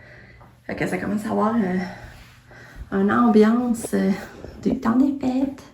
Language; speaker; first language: French; native; French